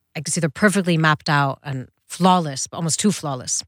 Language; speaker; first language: English; early bilingual, other home language; Dutch